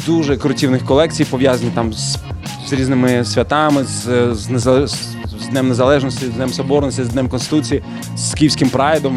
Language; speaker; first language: Ukrainian; native; Ukrainian